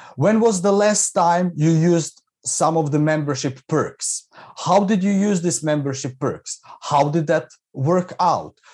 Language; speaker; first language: English; non-native, fluent; Croatian